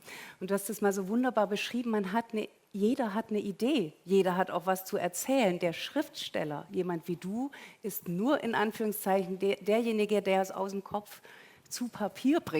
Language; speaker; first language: German; native; German